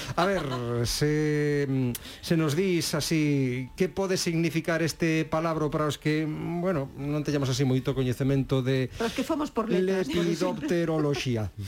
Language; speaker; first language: Galician; native; Galician